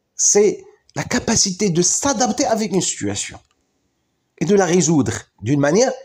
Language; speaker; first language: French; non-native, local second language; Arabic